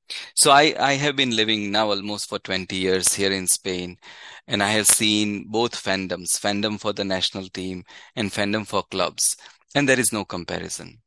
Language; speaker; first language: English; non-native, local second language; Gujarati